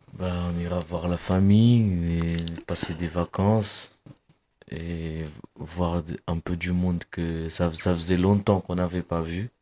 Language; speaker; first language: French; non-native, fluent; Kabuverdianu